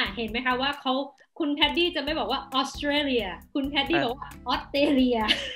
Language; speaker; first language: Thai; native; Thai